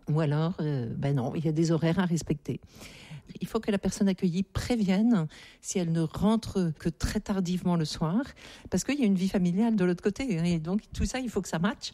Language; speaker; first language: French; native; French